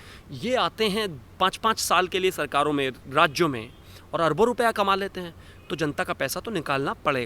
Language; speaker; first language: Hindi; native; Hindi